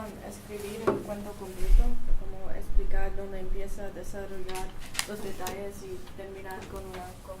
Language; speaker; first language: Spanish; non-native, learner; English